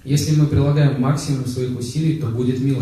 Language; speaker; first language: Russian; native; Russian